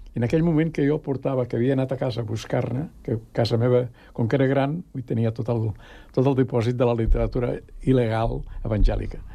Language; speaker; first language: Catalan; native; Catalan